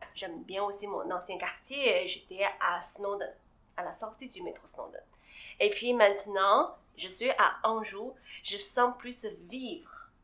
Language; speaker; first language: French; non-native, fluent; Chinese